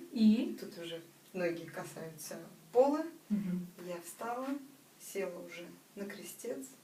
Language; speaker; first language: Russian; native; Russian